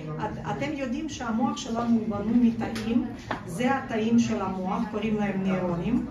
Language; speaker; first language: Hebrew; non-native, fluent; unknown